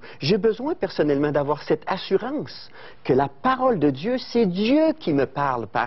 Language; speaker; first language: French; native; French